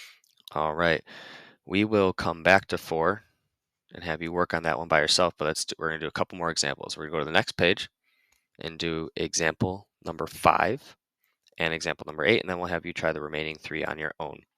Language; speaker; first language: English; native; English